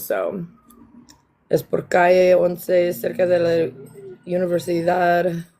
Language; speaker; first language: Spanish; non-native, learner; English